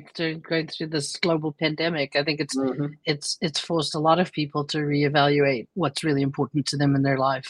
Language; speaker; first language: English; native; English